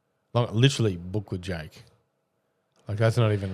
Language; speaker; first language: English; native; English